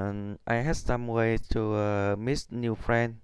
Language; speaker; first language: English; non-native, learner; Vietnamese